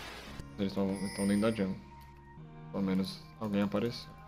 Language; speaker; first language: Portuguese; native; Portuguese